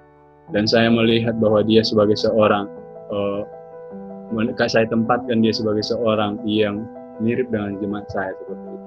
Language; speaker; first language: Indonesian; native; Indonesian